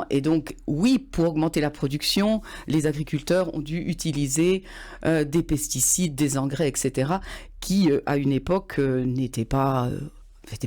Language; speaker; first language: French; native; French